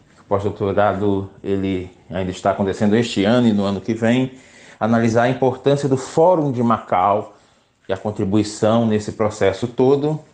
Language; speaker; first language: Portuguese; native; Portuguese